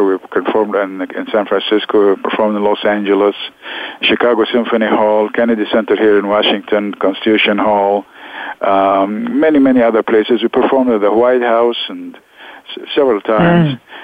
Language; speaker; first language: English; non-native, fluent; Arabic